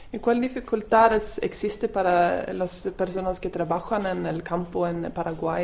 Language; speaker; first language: Spanish; non-native, learner; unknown